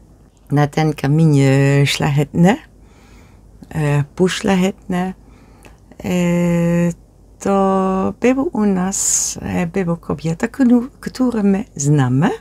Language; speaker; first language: Polish; non-native, learner; Dutch